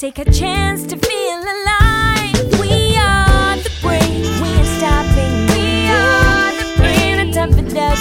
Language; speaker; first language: English; native; English